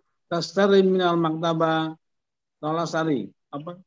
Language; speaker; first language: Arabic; non-native, learner; Indonesian